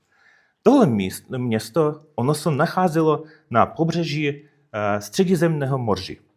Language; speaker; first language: Czech; non-native, fluent; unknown